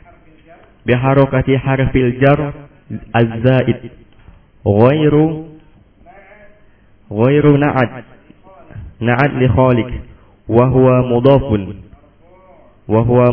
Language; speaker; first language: Arabic; non-native, learner; Indonesian